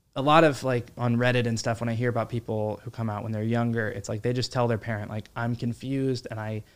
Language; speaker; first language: English; native; English